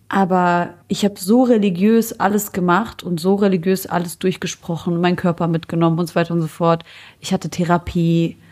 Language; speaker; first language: German; early bilingual, other home language; Arabic